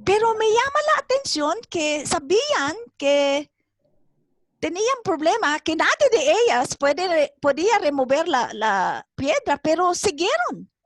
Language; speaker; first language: Spanish; non-native, fluent; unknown